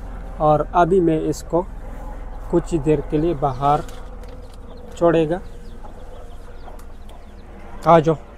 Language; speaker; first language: Hindi; non-native, fluent; Pashto